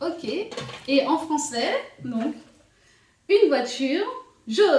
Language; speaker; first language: French; native; French